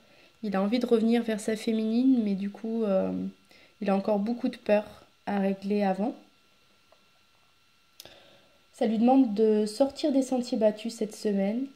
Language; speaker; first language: French; native; French